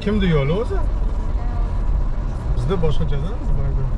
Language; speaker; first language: Turkish; non-native, learner; Uzbek